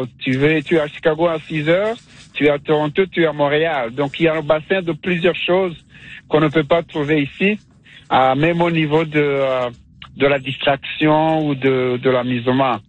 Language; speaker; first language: French; non-native, local second language; Kinyarwanda